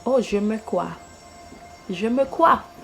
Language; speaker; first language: French; non-native, learner; English